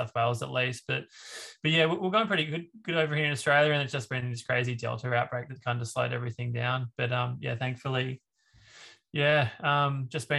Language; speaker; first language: English; native; English